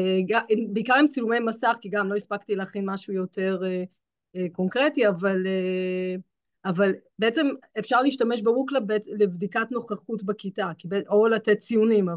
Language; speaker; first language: Hebrew; native; Hebrew